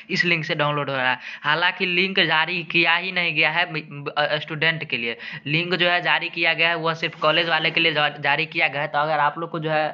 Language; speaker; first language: Hindi; native; Hindi